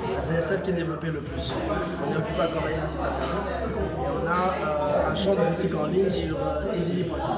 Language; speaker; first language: French; early bilingual, other home language; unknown